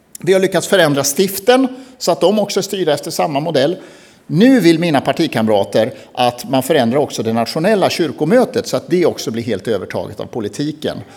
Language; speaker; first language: Swedish; native; Swedish